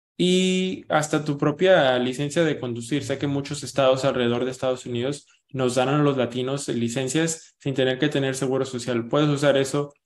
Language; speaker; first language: Spanish; early bilingual, heritage; Spanish